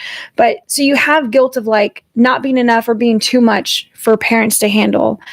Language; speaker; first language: English; native; English